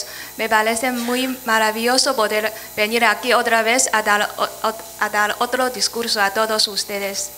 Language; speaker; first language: Spanish; non-native, fluent; Chinese